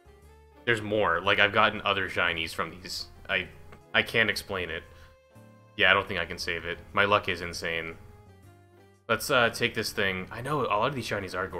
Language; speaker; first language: English; native; English